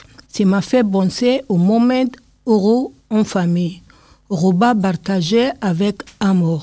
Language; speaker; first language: French; non-native, learner; Arabic